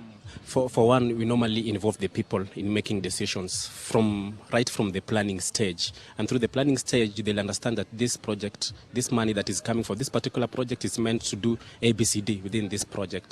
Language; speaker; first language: English; non-native, local second language; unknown